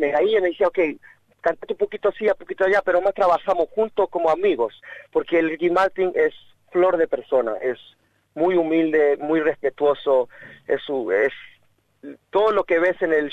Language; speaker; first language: Spanish; early bilingual, heritage; Spanish